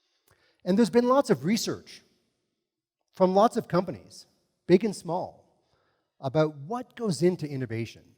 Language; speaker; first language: English; native; English